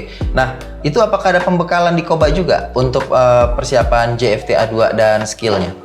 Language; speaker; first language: Indonesian; native; Indonesian